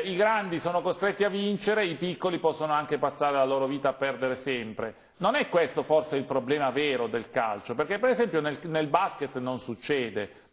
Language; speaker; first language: Italian; native; Italian